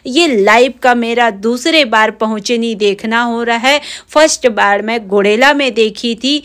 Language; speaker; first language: Hindi; native; Hindi